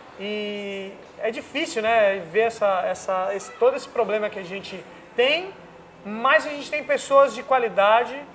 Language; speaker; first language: Portuguese; native; Portuguese